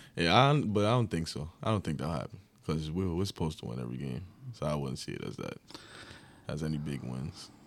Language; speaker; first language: English; native; English